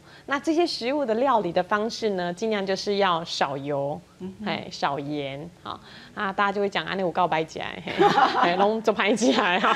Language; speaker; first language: Chinese; native; Chinese